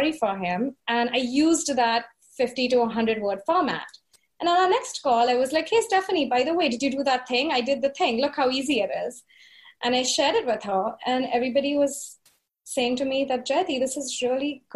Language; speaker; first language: English; non-native, local second language; Hindi